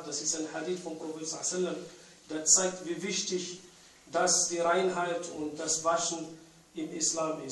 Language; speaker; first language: German; non-native, fluent; Arabic